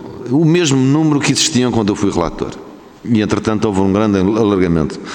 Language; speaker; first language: Portuguese; native; Portuguese